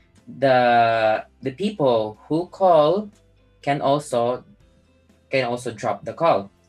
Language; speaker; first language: English; non-native, local second language; Filipino